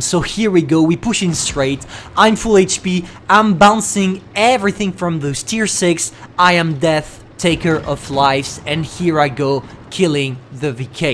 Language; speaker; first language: English; non-native, fluent; French